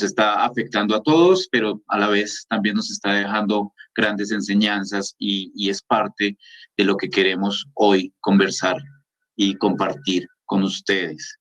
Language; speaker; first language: Spanish; native; Spanish